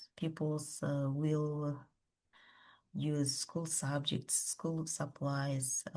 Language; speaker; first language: English; non-native, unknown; Kazakh